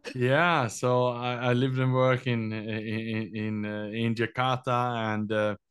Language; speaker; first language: English; non-native, fluent; Swedish